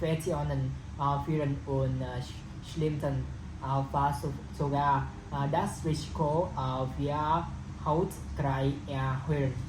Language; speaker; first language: German; non-native, learner; Vietnamese